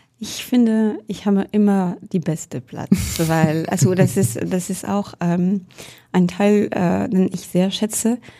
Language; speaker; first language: German; non-native, fluent; French